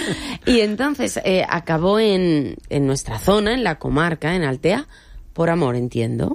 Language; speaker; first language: Spanish; native; Spanish